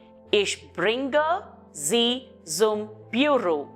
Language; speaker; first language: German; non-native, fluent; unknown